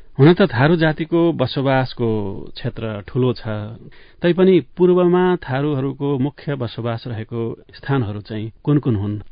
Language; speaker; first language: Nepali; native; Nepali